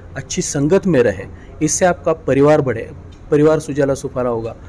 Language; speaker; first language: Hindi; non-native, local second language; Marathi